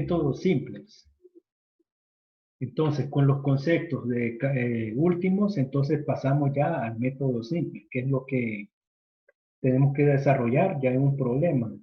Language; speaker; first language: Spanish; native; Spanish